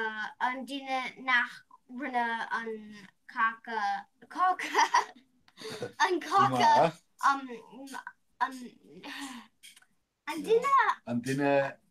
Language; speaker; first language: Irish; non-native, learner; English